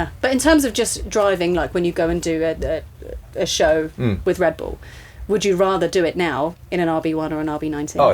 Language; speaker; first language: English; native; English